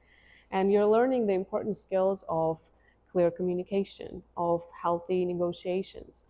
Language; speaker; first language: English; non-native, fluent; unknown